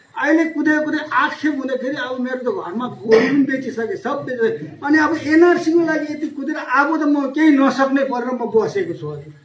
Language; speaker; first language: Nepali; native; Nepali